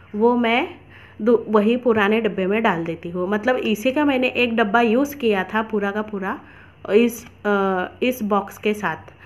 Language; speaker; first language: Hindi; non-native, local second language; Marathi